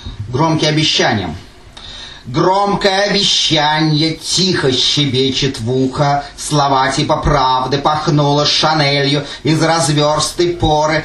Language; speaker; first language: Russian; native; Russian